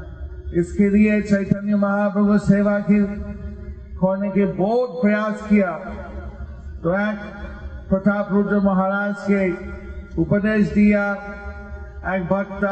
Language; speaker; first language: Hindi; non-native, learner; English